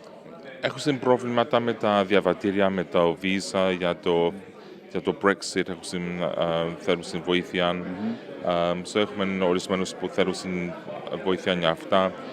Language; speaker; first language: Greek; early bilingual, heritage; Greek